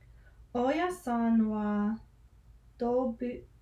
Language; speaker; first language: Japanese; non-native, learner; English